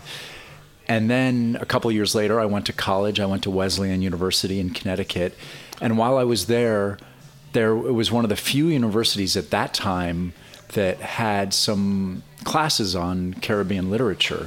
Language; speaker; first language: English; native; English